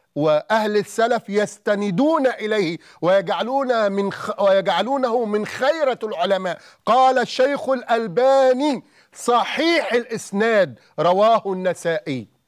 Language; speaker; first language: Arabic; native; Arabic